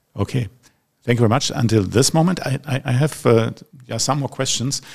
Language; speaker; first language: English; non-native, fluent; German